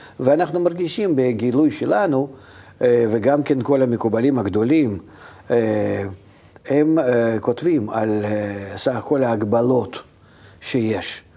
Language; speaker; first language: Hebrew; non-native, fluent; Russian